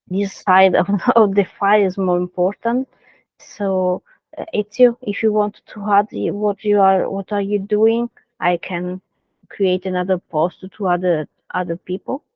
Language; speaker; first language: English; non-native, learner; Italian